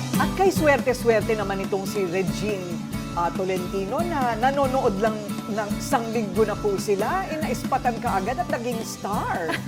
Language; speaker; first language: Filipino; native; Filipino